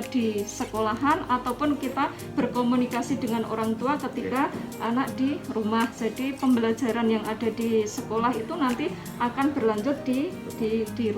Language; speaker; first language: Indonesian; native; Indonesian